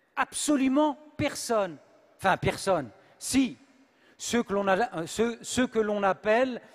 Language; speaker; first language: French; native; French